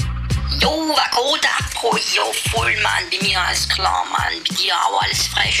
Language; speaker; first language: German; native; German